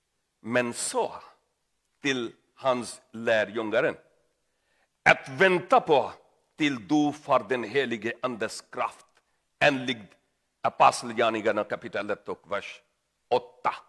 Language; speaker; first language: Swedish; non-native, learner; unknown